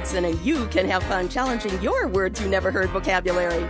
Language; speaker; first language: English; native; English